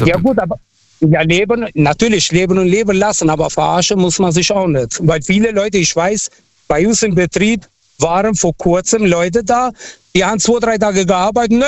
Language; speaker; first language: German; non-native, local second language; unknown